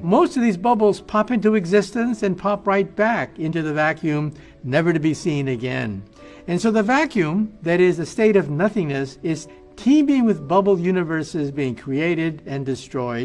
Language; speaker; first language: English; native; English